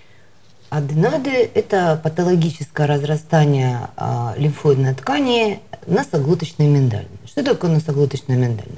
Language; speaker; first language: Russian; native; Russian